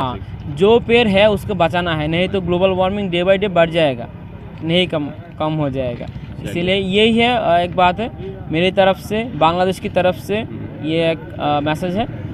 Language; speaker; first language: Hindi; non-native, learner; Bangla